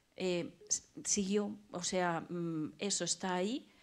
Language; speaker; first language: Spanish; native; Spanish